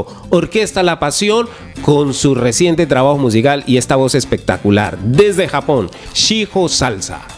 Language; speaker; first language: Spanish; native; Spanish